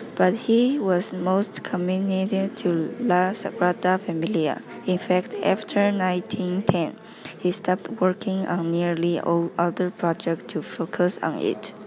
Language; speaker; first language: English; non-native, learner; Chinese